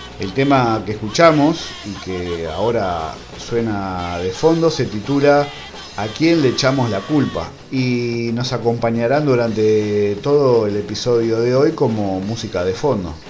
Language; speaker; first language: Spanish; native; Spanish